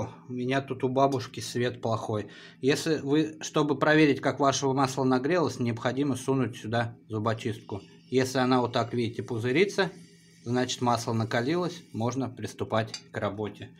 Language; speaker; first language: Russian; native; Russian